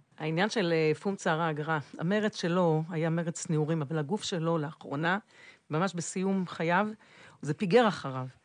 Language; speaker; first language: Hebrew; native; Hebrew